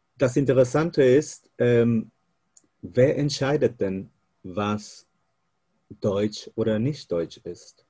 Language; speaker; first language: German; non-native, fluent; Spanish